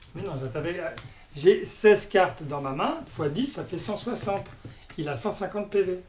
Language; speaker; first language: French; native; French